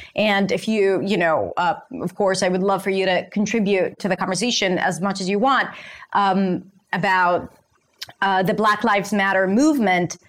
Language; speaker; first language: English; non-native, fluent; Hebrew